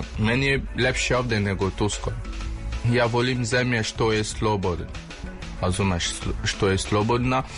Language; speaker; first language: Serbian; non-native, learner; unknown